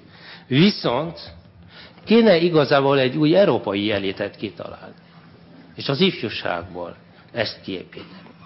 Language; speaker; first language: Hungarian; non-native, fluent; French